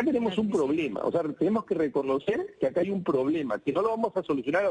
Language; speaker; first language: Spanish; native; Spanish